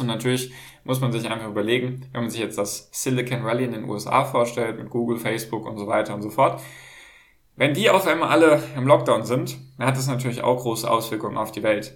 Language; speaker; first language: German; native; German